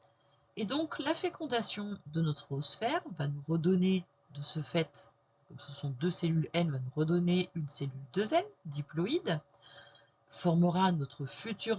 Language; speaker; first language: French; native; French